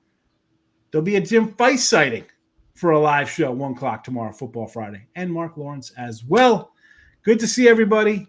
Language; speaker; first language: English; native; English